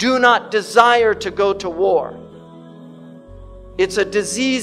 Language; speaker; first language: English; native; English